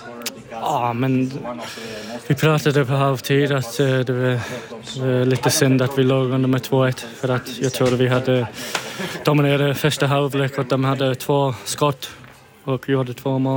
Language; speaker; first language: Swedish; non-native, fluent; English